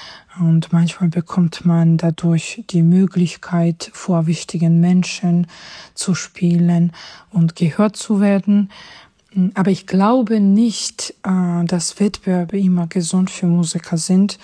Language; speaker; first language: German; non-native, fluent; Georgian